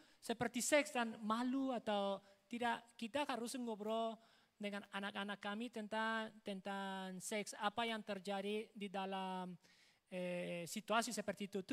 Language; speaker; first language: Indonesian; non-native, fluent; Spanish